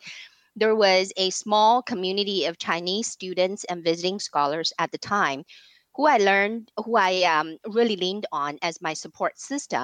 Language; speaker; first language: English; non-native, fluent; Chinese